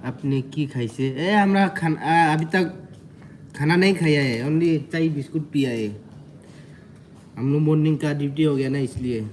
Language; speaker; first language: Hindi; non-native, local second language; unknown